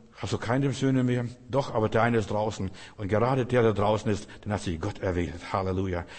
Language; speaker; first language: German; non-native, fluent; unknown